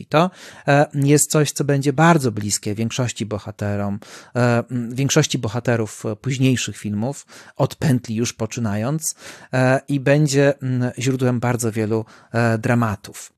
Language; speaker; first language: Polish; native; Polish